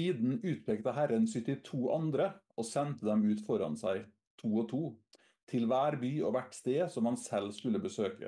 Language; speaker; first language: Norwegian; native; Norwegian